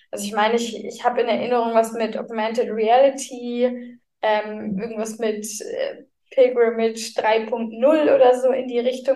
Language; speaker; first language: German; native; German